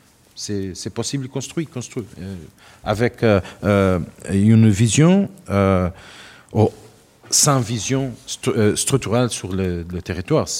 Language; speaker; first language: French; non-native, learner; Portuguese